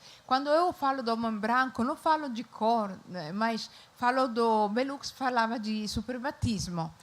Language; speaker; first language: Portuguese; non-native, fluent; Italian